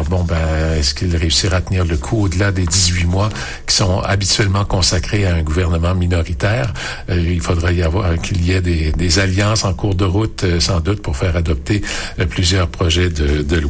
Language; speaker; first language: French; native; French